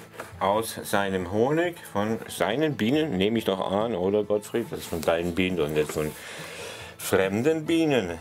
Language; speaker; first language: German; native; German